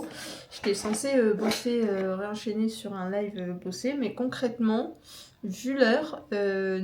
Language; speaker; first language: French; native; French